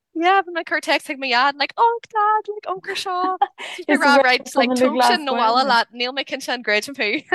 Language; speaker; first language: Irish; non-native, local second language; English